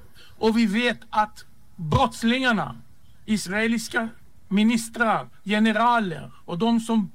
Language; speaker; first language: Swedish; non-native, fluent; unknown